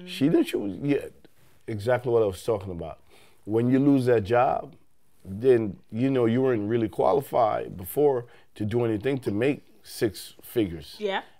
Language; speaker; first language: English; native; English